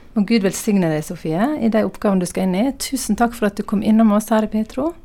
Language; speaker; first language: Norwegian; native; Norwegian